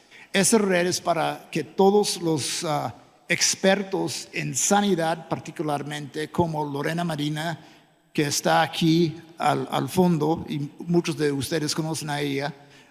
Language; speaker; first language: Spanish; non-native, fluent; English